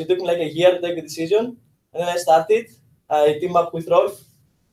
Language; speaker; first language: English; non-native, fluent; Greek